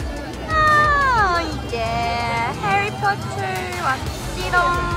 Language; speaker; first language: Korean; non-native, learner; Chinese